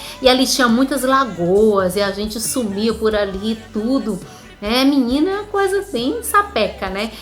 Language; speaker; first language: Portuguese; native; Portuguese